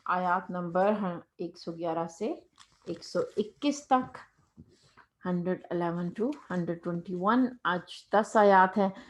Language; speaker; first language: Urdu; native; Urdu